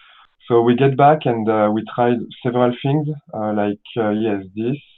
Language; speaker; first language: English; non-native, learner; French